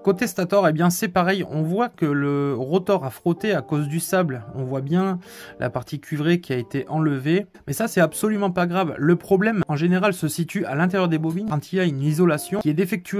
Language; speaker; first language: French; native; French